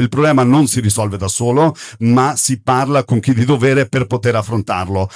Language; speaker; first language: Italian; non-native, fluent; Turkish